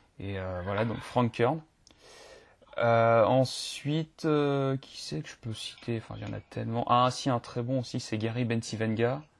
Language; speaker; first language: French; native; French